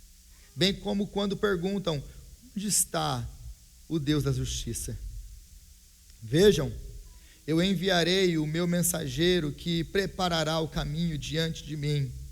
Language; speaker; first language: Portuguese; native; Portuguese